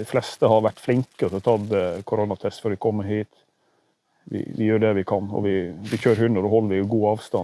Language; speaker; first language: Norwegian; native; Norwegian